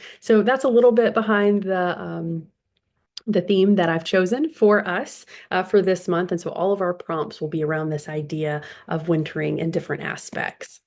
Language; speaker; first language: English; native; English